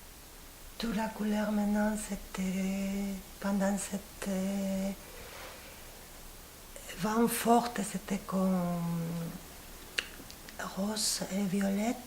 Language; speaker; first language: French; non-native, fluent; Spanish